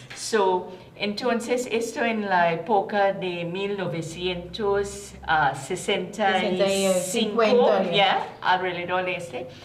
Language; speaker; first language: Spanish; non-native, learner; English